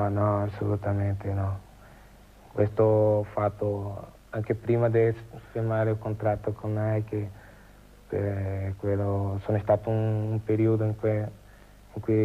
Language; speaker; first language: Italian; non-native, learner; Portuguese